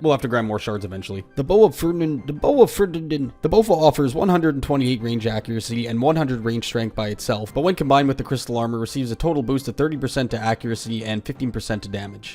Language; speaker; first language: English; native; English